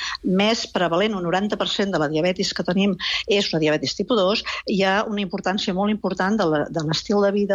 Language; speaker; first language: Catalan; native; Catalan